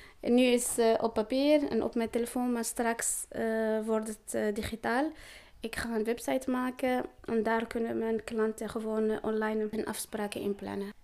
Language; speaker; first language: Dutch; non-native, learner; Arabic